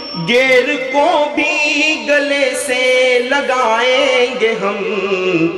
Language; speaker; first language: Hindi; native; Hindi